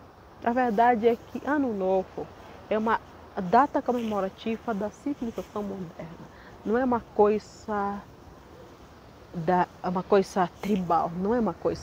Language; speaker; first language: Portuguese; non-native, local second language; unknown